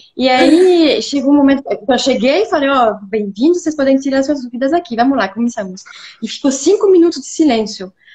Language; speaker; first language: Portuguese; non-native, fluent; French